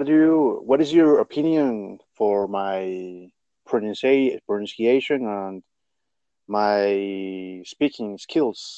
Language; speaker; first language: English; non-native, learner; Spanish